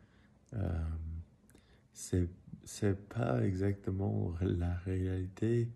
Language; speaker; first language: French; non-native, learner; English